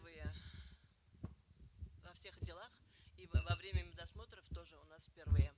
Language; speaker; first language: Russian; native; Russian